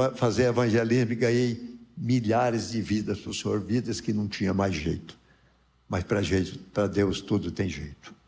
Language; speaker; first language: Portuguese; native; Portuguese